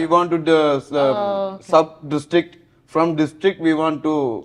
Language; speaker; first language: English; non-native, local second language; Malayalam